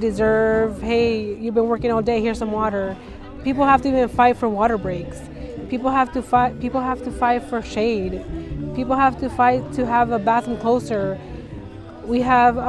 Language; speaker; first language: English; native; English